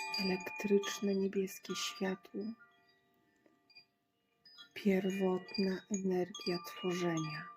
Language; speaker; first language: Polish; native; Polish